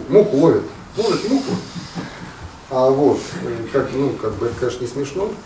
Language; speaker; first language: Russian; native; Russian